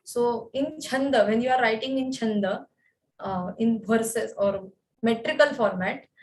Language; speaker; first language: English; non-native, local second language; Marathi